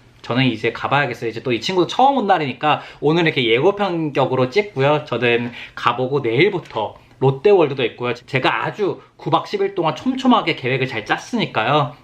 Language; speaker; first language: Korean; native; Korean